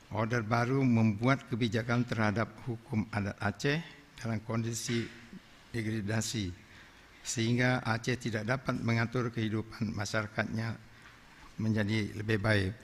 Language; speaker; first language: Indonesian; non-native, local second language; Achinese